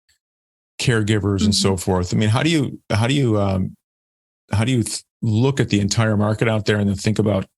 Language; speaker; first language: English; native; English